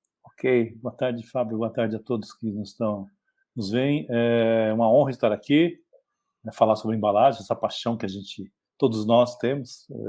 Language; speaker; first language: Portuguese; native; Portuguese